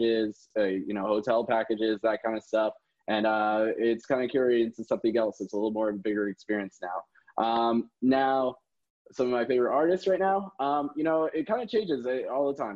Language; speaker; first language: English; native; English